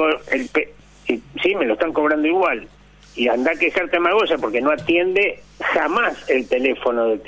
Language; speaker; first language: Spanish; native; Spanish